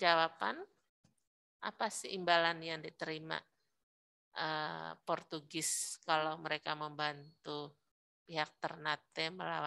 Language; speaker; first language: Indonesian; native; Indonesian